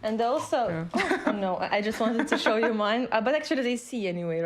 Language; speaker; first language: English; non-native, fluent; Russian